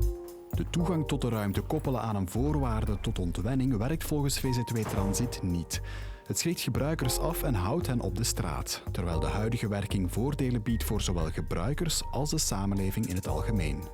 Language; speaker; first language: Dutch; native; Dutch